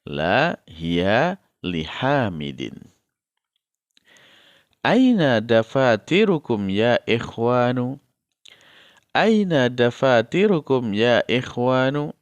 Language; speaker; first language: Arabic; non-native, fluent; Indonesian